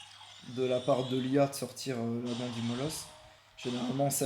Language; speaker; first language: French; native; French